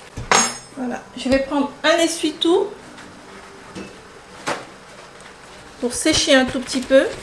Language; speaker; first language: French; native; French